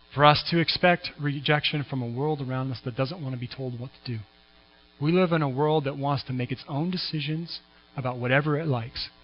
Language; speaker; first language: English; native; English